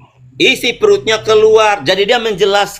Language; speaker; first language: Indonesian; native; Indonesian